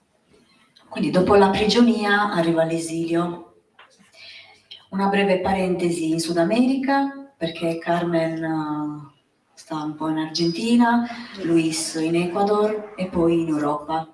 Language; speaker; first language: Italian; native; Italian